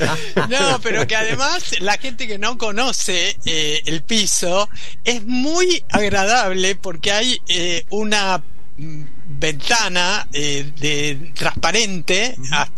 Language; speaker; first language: Spanish; native; Spanish